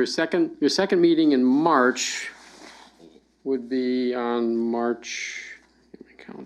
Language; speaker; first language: English; native; English